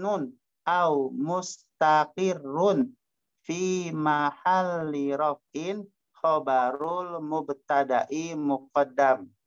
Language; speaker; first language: Arabic; non-native, fluent; Indonesian